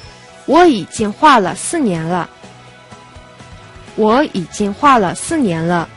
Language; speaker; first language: Chinese; non-native, fluent; Mongolian